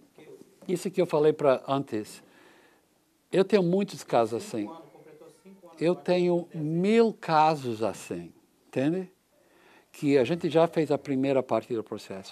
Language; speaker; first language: Portuguese; non-native, learner; English